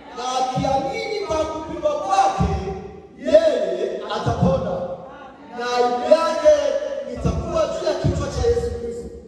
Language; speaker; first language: Swahili; native; Swahili